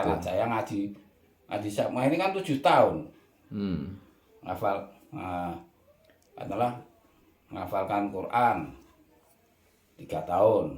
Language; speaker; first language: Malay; non-native, local second language; Javanese